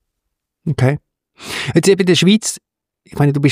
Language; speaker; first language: German; native; German